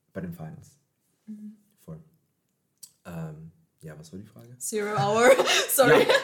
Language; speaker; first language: German; early bilingual, other home language; Filipino